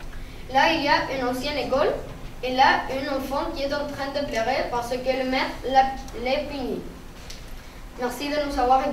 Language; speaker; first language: French; non-native, learner; Spanish